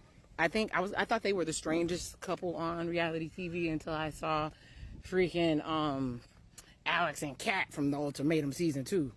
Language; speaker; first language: English; native; English